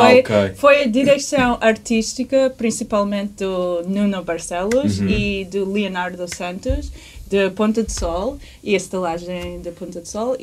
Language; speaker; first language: Portuguese; early bilingual, heritage; English